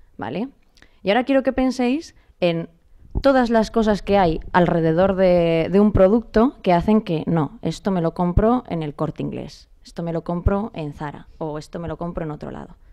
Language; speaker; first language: Spanish; native; Spanish